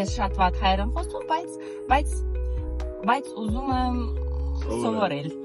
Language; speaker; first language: Armenian; non-native, learner; Russian